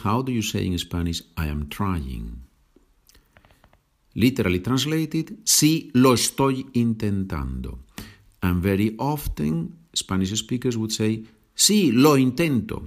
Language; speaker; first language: English; non-native, fluent; Spanish